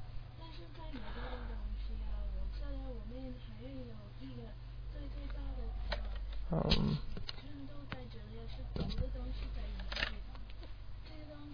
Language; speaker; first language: Chinese; non-native, learner; English